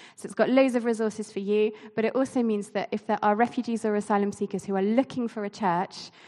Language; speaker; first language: English; native; English